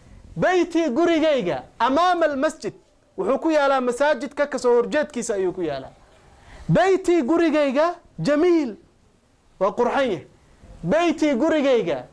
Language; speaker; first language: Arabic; non-native, local second language; Somali